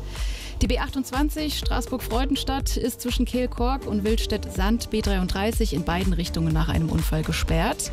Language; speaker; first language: German; native; German